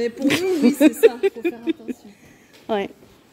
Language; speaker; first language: French; native; French